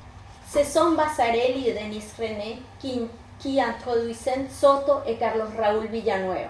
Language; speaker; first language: French; non-native, fluent; Spanish